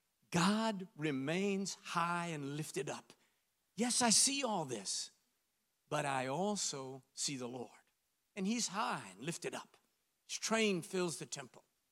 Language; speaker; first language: English; native; English